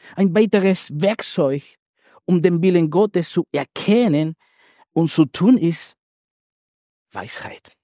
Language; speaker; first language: German; non-native, fluent; Spanish